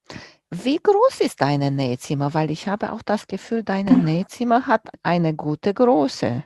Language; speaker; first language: German; non-native, fluent; Romanian